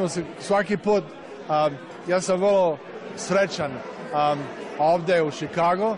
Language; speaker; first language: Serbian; early bilingual, heritage; English